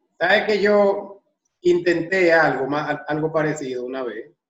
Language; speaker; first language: Spanish; native; Spanish